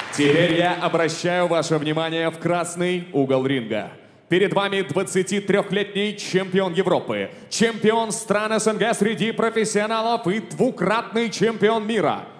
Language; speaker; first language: Russian; native; Russian